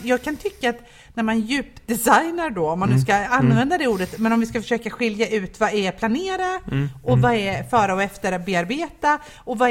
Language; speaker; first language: Swedish; native; Swedish